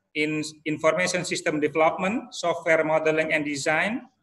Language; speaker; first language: English; non-native, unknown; Indonesian